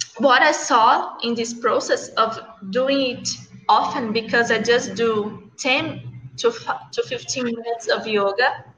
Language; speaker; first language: English; non-native, learner; Portuguese